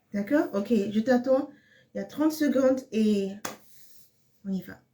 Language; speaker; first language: French; non-native, fluent; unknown